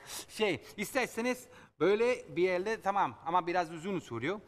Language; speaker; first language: Turkish; non-native, learner; Italian